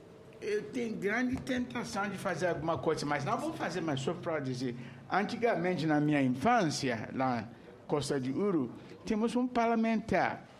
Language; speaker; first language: Portuguese; non-native, fluent; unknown